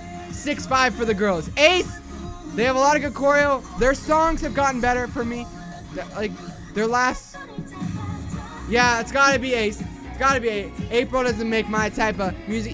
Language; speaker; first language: English; native; English